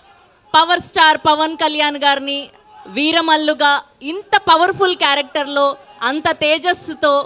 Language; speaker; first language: Telugu; native; Telugu